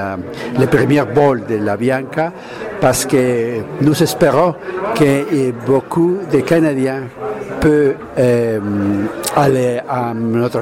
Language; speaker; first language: French; non-native, learner; Spanish